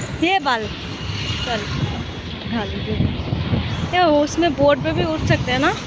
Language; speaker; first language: Hindi; non-native, local second language; Bangla